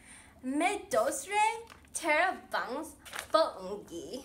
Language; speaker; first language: Hindi; non-native, learner; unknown